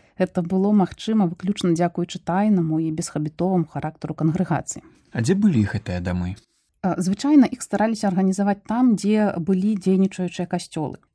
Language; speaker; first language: Belarusian; non-native, local second language; Russian